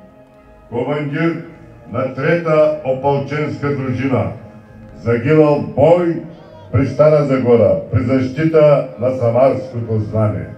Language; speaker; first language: Bulgarian; native; Bulgarian